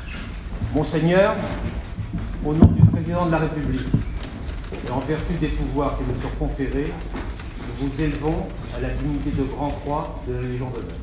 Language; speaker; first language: French; native; French